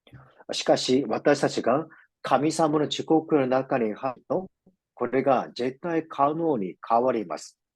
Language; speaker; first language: Japanese; non-native, fluent; Korean